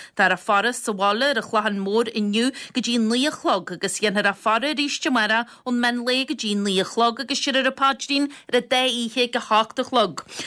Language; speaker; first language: Irish; native; Irish